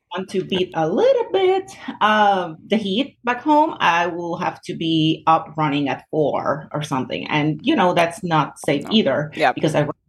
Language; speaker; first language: English; non-native, fluent; Spanish